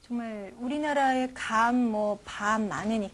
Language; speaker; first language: Korean; native; Korean